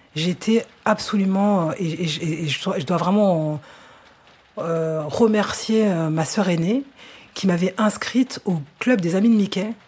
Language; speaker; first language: French; native; French